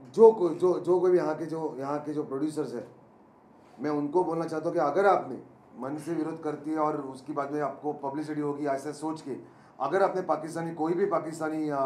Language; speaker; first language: Hindi; non-native, local second language; Marathi